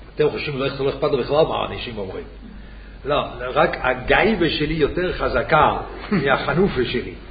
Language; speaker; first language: Hebrew; non-native, fluent; Swiss German